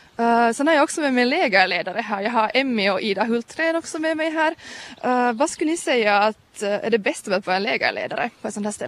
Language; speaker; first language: Swedish; native; Swedish